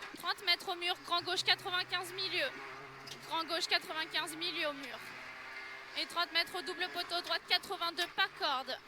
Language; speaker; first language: French; native; French